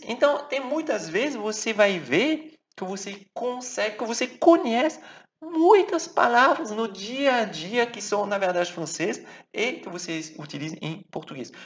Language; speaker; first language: Portuguese; non-native, fluent; French